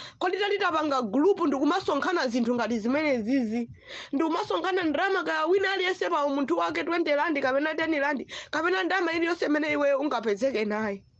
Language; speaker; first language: Nyanja; non-native, local second language; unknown